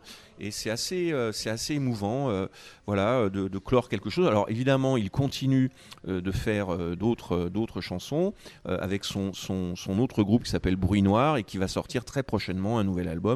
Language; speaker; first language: French; native; French